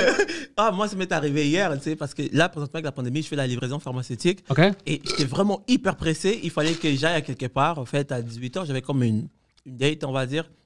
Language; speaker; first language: French; non-native, fluent; Spanish